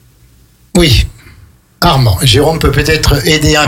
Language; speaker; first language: French; native; French